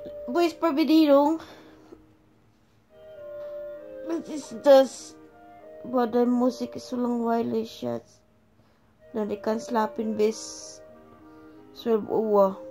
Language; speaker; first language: German; non-native, learner; Filipino